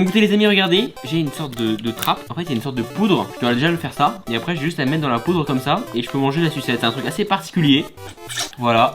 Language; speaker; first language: French; native; French